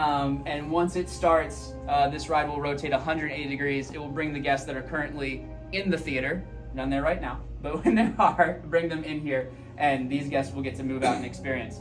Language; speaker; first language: English; native; English